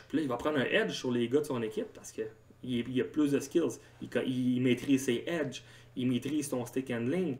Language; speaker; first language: French; native; French